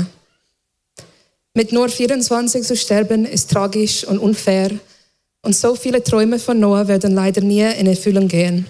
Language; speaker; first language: German; non-native, fluent; English